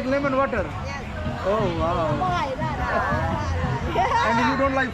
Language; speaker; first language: English; non-native, learner; Hindi